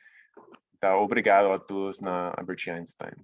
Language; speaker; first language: Portuguese; non-native, fluent; English